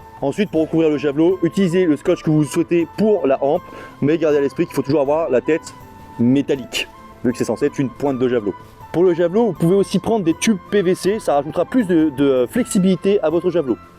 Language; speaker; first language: French; native; French